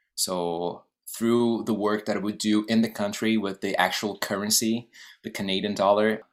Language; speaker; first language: English; non-native, fluent; Portuguese